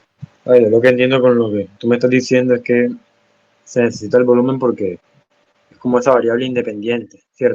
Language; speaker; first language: Spanish; native; Spanish